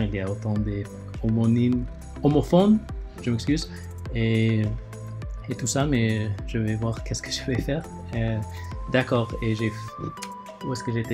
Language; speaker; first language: French; early bilingual, other home language; Chinese